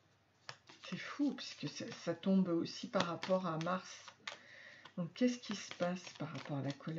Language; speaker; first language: French; native; French